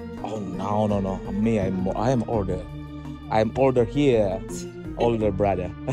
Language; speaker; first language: English; non-native, learner; Balinese